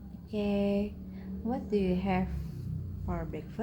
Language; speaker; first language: English; non-native, learner; Indonesian